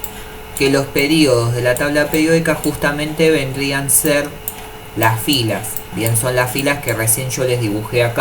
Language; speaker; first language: Spanish; native; Spanish